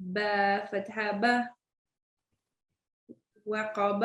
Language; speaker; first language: Arabic; non-native, learner; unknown